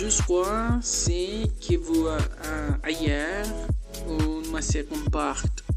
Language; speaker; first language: French; non-native, learner; Spanish